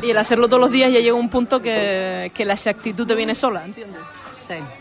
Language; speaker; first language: Spanish; native; Spanish